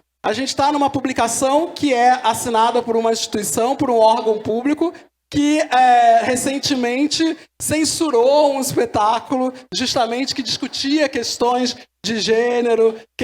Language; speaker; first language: Portuguese; native; Portuguese